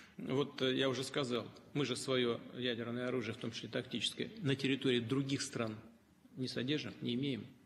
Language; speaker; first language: Russian; native; Russian